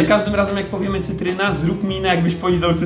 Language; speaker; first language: Polish; native; Polish